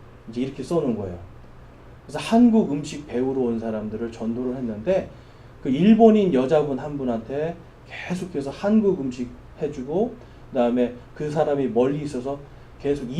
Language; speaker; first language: Korean; native; Korean